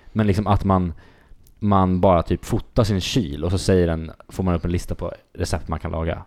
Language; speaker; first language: Swedish; native; Swedish